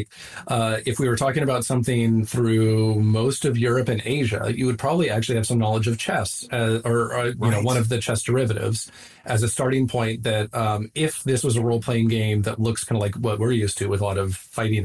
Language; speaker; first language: English; native; English